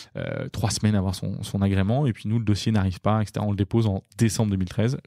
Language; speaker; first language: French; native; French